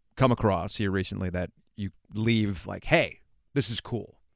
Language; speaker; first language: English; early bilingual, other home language; Spanish